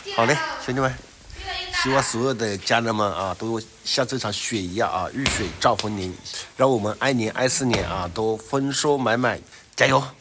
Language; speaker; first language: Chinese; native; Chinese